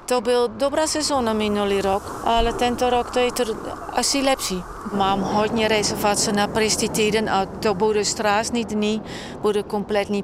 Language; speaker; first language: Czech; non-native, learner; Dutch